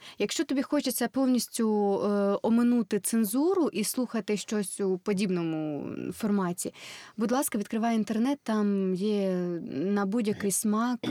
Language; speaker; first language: Ukrainian; non-native, local second language; Russian